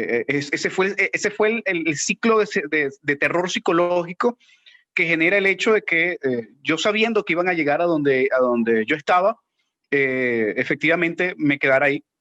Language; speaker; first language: Spanish; native; Spanish